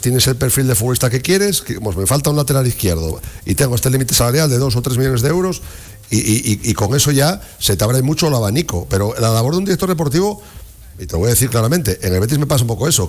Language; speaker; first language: Spanish; native; Spanish